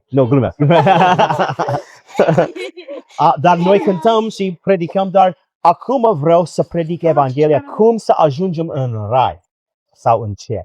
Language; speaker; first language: Romanian; non-native, learner; English